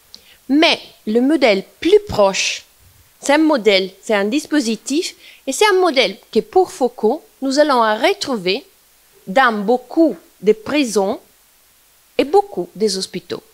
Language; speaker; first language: French; non-native, fluent; Italian